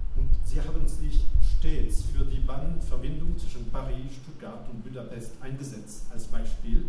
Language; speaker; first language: German; non-native, fluent; French